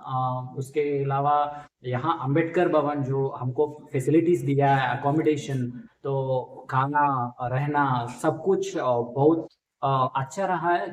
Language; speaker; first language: Hindi; non-native, local second language; Telugu